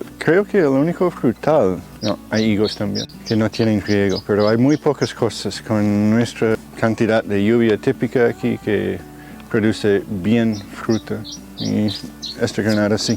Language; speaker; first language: Spanish; non-native, fluent; English